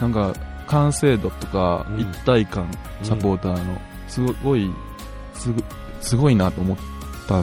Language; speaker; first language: Japanese; native; Japanese